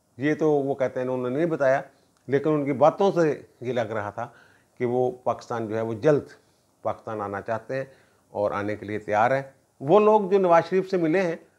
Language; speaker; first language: Urdu; non-native, local second language; Punjabi